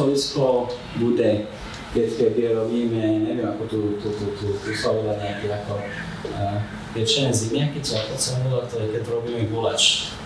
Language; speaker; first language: Slovak; non-native, fluent; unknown